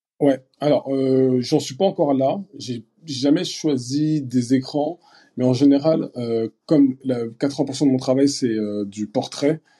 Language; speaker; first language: French; early bilingual, other home language; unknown